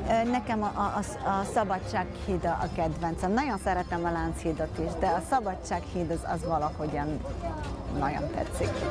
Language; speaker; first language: Hungarian; non-native, fluent; Bulgarian